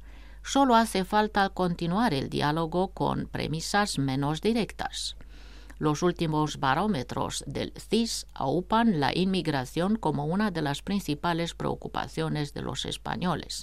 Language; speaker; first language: Spanish; non-native, fluent; Romanian